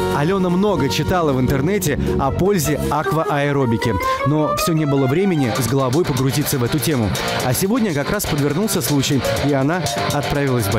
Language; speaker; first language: Russian; native; Russian